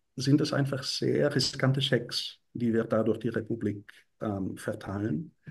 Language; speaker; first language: German; non-native, fluent; Bulgarian